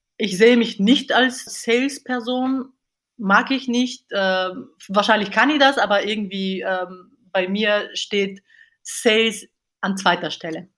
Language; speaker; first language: German; non-native, fluent; Bulgarian